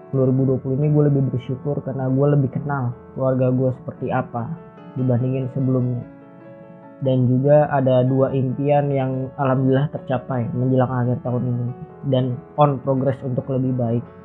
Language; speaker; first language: Indonesian; native; Indonesian